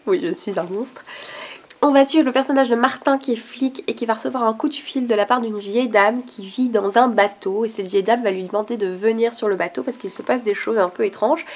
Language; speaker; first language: French; native; French